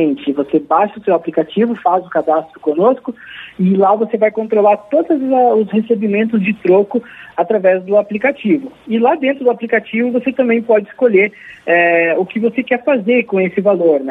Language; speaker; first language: Portuguese; native; Portuguese